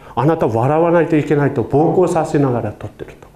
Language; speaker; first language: Japanese; non-native, fluent; Chinese